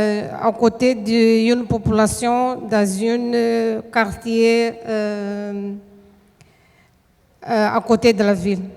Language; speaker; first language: French; non-native, fluent; Portuguese